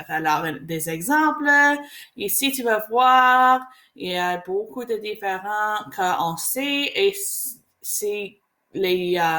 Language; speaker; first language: French; non-native, learner; English